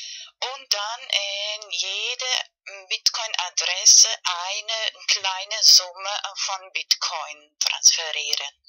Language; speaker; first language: German; non-native, fluent; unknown